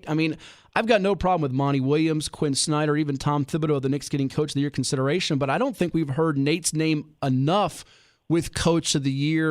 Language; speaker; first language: English; native; English